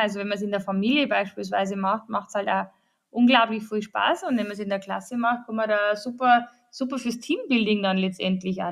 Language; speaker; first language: German; native; German